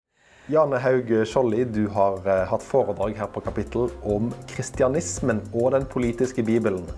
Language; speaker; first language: Norwegian; native; Norwegian